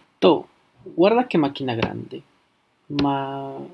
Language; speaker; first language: Italian; non-native, learner; Spanish